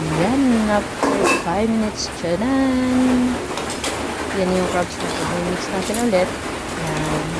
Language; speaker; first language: Filipino; non-native, local second language; Hiligaynon